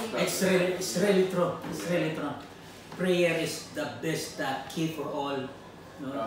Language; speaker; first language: English; non-native, learner; Filipino